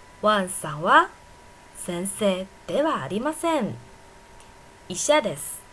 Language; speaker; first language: Japanese; non-native, fluent; Chinese